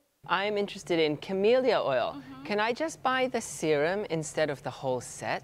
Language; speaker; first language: English; native; English